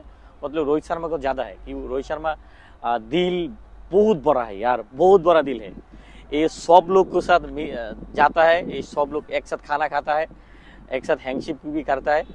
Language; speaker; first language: Hindi; non-native, learner; Bangla